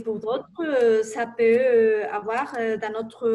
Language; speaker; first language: French; non-native, learner; Spanish